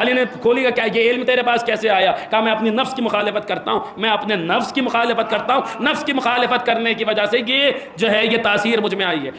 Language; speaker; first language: Hindi; native; Hindi